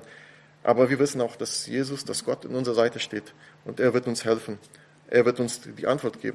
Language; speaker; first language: German; non-native, fluent; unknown